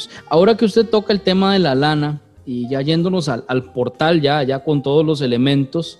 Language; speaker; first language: Spanish; native; Spanish